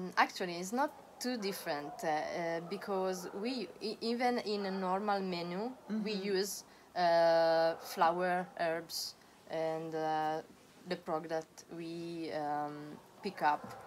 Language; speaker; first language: English; non-native, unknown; Italian